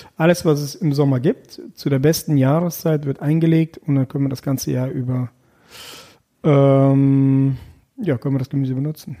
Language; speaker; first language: German; early bilingual, other home language; Russian